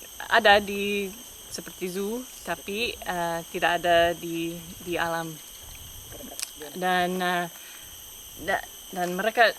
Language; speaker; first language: Indonesian; non-native, fluent; English